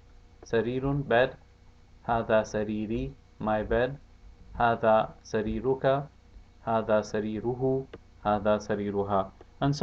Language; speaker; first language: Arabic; non-native, fluent; English